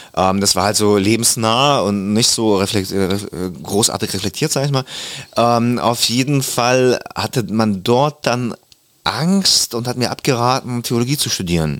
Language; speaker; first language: German; early bilingual, other home language; Russian